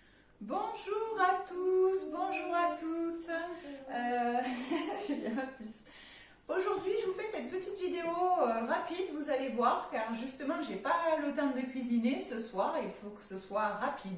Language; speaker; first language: French; native; French